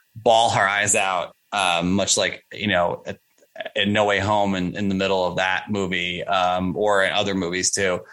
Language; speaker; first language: English; native; English